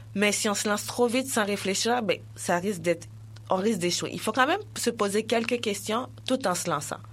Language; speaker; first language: French; early bilingual, other home language; Haitian Creole